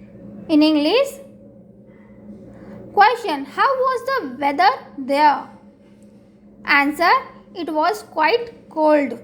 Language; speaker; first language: English; non-native, local second language; Hindi